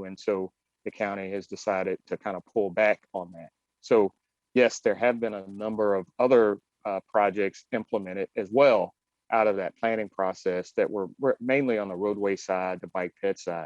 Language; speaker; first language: English; native; English